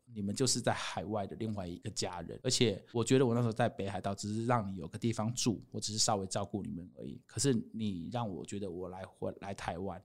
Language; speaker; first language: Chinese; native; Chinese